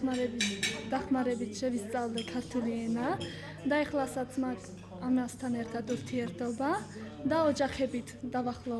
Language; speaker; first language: Georgian; non-native, local second language; Armenian